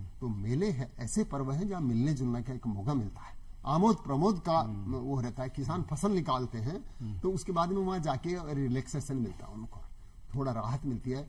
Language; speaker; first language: Hindi; non-native, local second language; Marwari